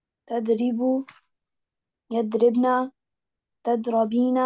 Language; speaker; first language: Arabic; non-native, learner; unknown